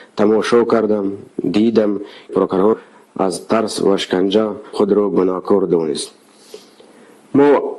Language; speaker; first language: Tajik; non-native, local second language; Shughni